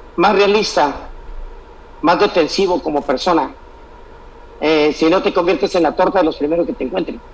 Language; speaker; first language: Spanish; native; Spanish